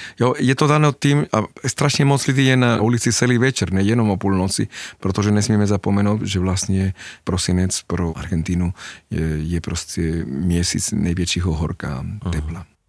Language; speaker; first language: Czech; non-native, fluent; Spanish